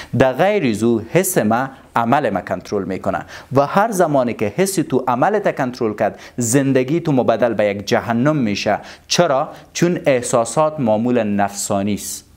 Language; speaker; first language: Persian; non-native, local second language; Pashto